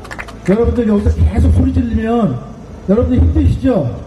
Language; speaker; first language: Korean; native; Korean